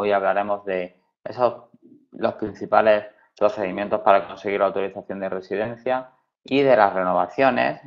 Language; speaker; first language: Spanish; native; Spanish